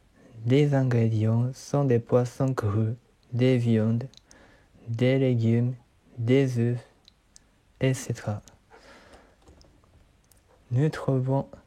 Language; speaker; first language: French; non-native, learner; Japanese